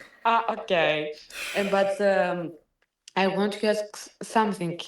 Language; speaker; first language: English; non-native, learner; Greek